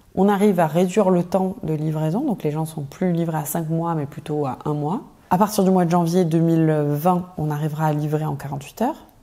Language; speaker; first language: French; native; French